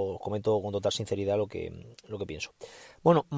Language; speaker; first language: Spanish; native; Spanish